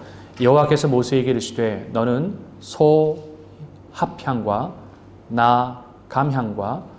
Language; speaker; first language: Korean; native; Korean